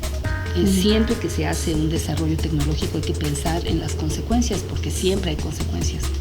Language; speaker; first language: Spanish; native; Spanish